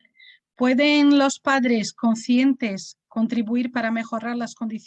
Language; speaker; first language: Spanish; native; Spanish